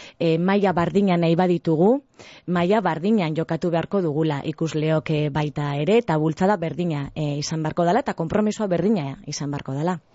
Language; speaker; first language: Basque; native; Basque